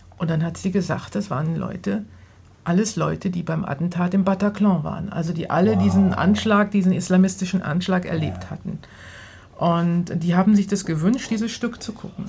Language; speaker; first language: German; native; German